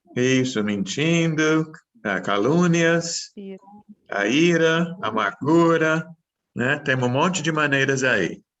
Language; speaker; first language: Portuguese; non-native, fluent; English